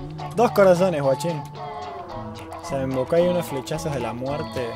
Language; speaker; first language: Spanish; native; Spanish